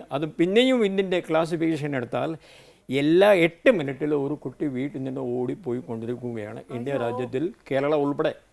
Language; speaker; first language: Malayalam; non-native, fluent; Hindi